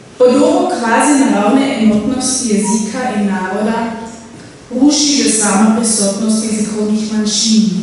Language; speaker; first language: Slovenian; non-native, local second language; German